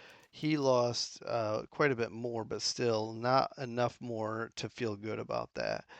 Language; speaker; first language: English; native; English